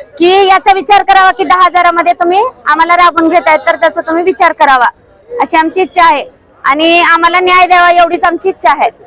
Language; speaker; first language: Marathi; native; Marathi